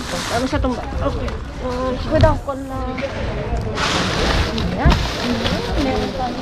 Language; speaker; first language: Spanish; non-native, learner; Filipino